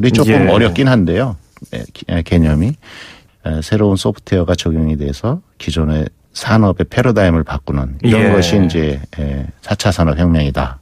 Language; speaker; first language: Korean; native; Korean